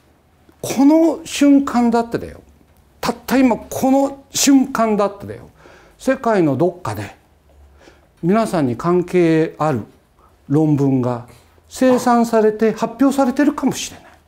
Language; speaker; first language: Japanese; native; Japanese